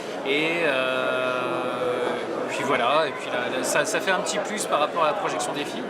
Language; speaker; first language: French; native; French